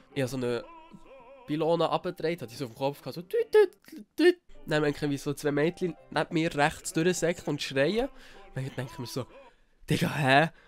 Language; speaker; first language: German; native; German